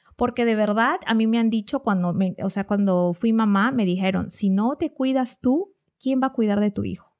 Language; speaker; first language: Spanish; native; Spanish